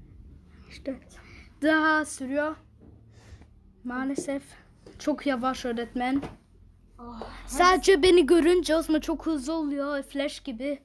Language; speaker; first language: Turkish; early bilingual, heritage; Turkish